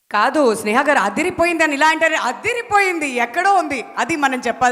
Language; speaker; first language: Telugu; native; Telugu